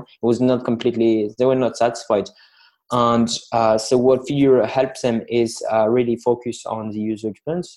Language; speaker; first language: English; non-native, fluent; French